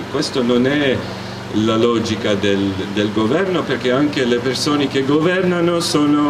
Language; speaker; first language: Italian; non-native, learner; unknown